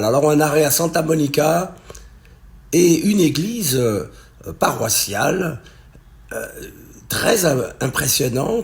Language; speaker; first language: French; native; French